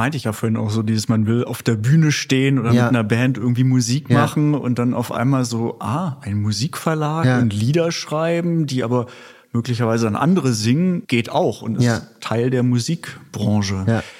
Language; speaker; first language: German; native; German